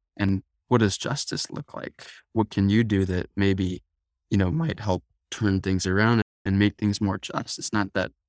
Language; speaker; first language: English; native; English